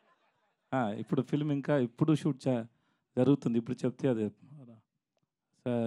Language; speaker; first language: Telugu; non-native, learner; Tamil